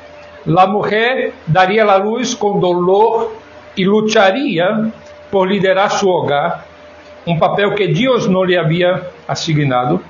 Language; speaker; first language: Spanish; non-native, fluent; Portuguese